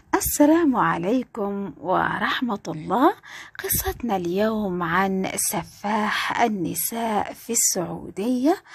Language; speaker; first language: Arabic; native; Arabic